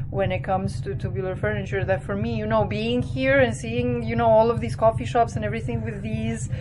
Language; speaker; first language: English; non-native, fluent; Romanian